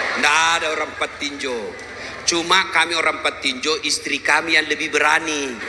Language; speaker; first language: Indonesian; non-native, local second language; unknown